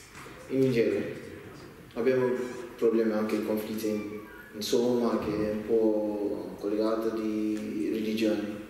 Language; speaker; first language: Italian; non-native, learner; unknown